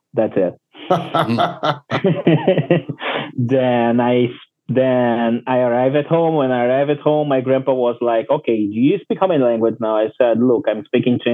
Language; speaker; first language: English; non-native, learner; Portuguese